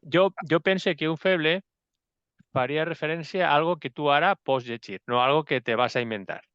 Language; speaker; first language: Catalan; non-native, local second language; Spanish